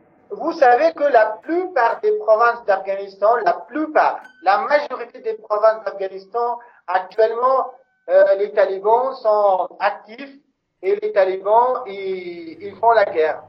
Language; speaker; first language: French; non-native, local second language; Persian